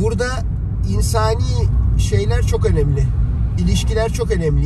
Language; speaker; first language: Turkish; native; Turkish